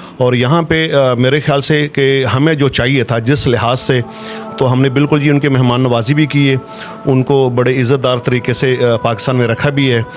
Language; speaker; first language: Urdu; non-native, local second language; Pashto